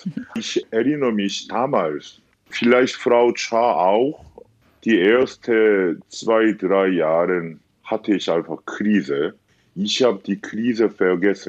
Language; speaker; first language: German; non-native, fluent; Korean